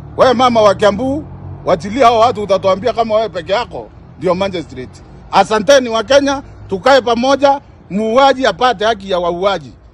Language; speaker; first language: Swahili; non-native, local second language; Meru